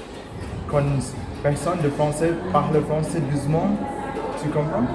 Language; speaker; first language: French; non-native, learner; Indonesian